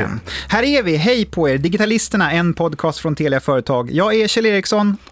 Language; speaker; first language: Swedish; native; Swedish